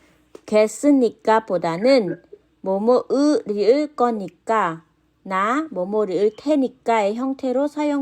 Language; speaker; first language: Korean; non-native, fluent; Khmer